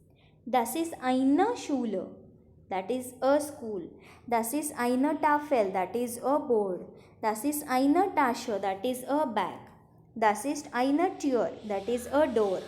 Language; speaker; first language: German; non-native, fluent; Marathi